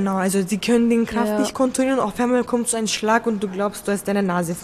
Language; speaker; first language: German; early bilingual, other home language; Turkish